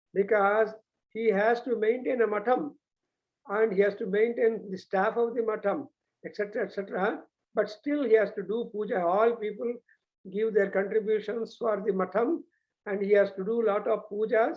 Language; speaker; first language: English; non-native, local second language; Telugu